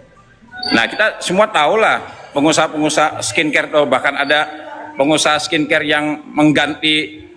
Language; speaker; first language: Indonesian; native; Indonesian